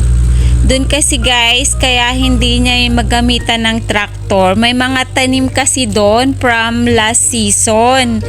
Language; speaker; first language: Filipino; native; Filipino